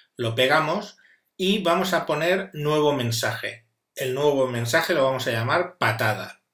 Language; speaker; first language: Spanish; native; Spanish